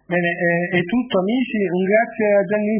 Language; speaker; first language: Italian; native; Italian